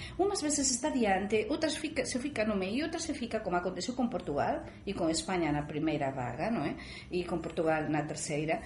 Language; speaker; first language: Galician; native; Galician